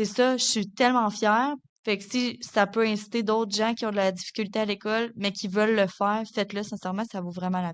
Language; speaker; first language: French; native; French